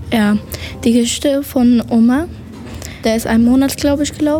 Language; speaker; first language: German; early bilingual, other home language; Arabic